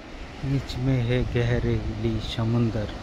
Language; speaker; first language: Hindi; non-native, learner; Bangla